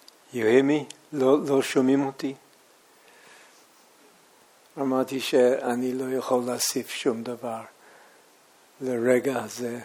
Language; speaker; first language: Hebrew; non-native, fluent; English